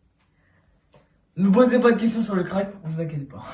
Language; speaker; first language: French; native; French